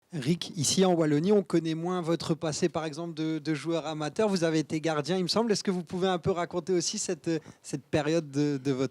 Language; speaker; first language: French; native; French